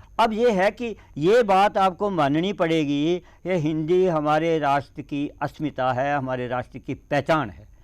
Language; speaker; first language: Hindi; non-native, local second language; Dogri